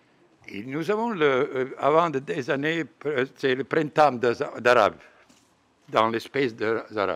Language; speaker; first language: French; non-native, fluent; Bosnian